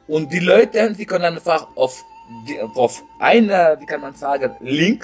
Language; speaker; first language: German; non-native, learner; French